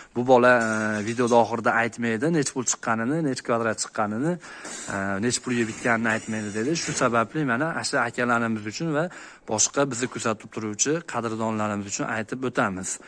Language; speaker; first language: Uzbek; native; Uzbek